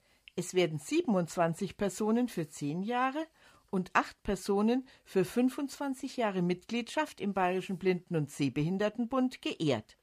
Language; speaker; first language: German; native; German